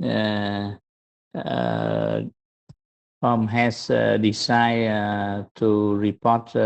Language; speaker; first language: English; non-native, learner; Vietnamese